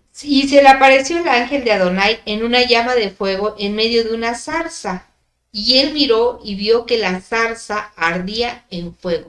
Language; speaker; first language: Spanish; native; Spanish